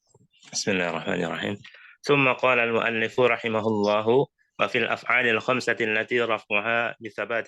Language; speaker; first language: Arabic; non-native, learner; Indonesian